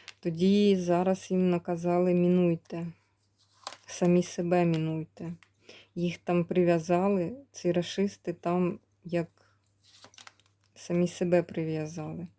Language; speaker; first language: Ukrainian; native; Ukrainian